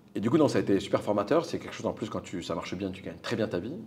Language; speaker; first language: French; native; French